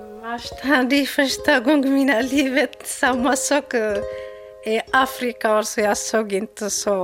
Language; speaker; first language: Swedish; non-native, learner; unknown